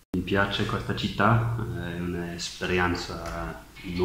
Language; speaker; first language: Italian; non-native, learner; Welsh